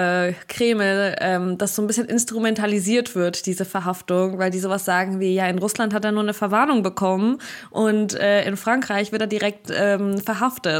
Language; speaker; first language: German; early bilingual, other home language; Russian